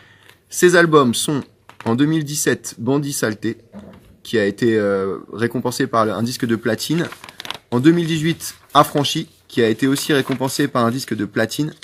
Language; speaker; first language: French; native; French